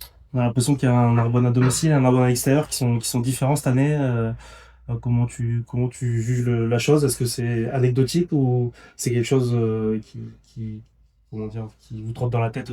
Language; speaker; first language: French; native; French